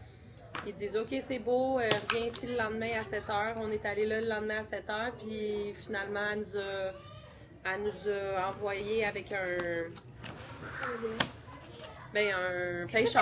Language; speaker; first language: French; native; French